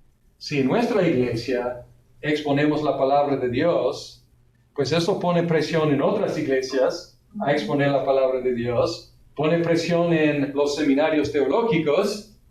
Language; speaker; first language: Spanish; non-native, fluent; English